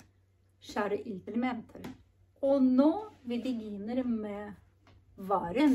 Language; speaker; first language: Norwegian; non-native, learner; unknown